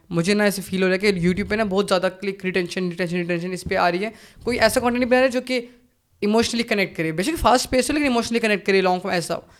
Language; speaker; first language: Urdu; native; Urdu